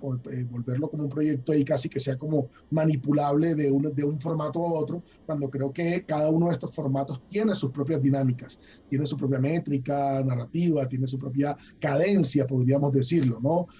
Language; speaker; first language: Spanish; native; Spanish